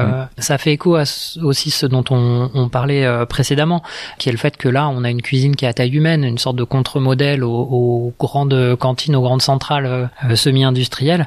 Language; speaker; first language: French; native; French